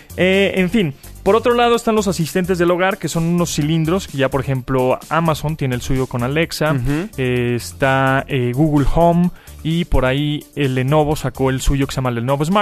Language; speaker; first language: Spanish; native; Spanish